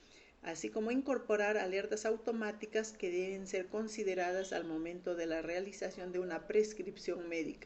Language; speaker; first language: Spanish; native; Spanish